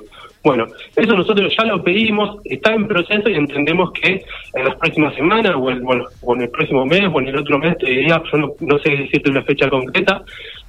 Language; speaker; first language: Spanish; native; Spanish